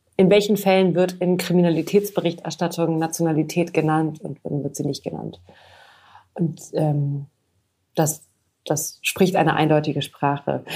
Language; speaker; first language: German; native; German